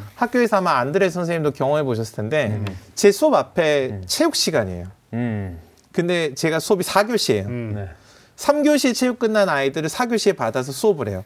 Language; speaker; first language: Korean; native; Korean